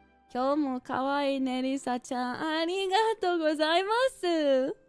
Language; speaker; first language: Japanese; non-native, learner; English